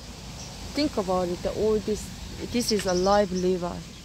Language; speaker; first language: English; non-native, learner; Korean